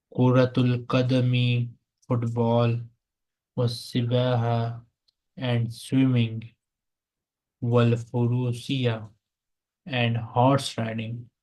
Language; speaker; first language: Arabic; non-native, fluent; Urdu